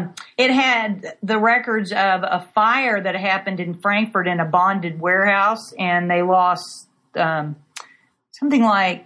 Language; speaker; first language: English; native; English